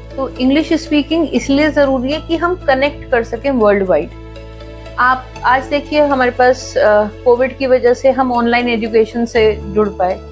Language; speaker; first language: Hindi; native; Hindi